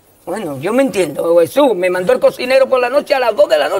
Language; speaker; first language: Spanish; native; Spanish